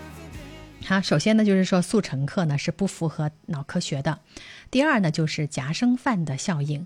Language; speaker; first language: Chinese; native; Chinese